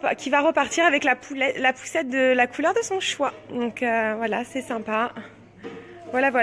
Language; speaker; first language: French; native; French